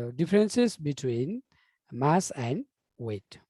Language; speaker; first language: English; non-native, local second language; Nepali